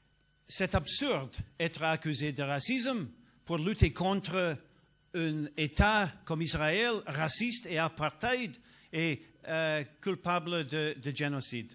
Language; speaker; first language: French; non-native, learner; English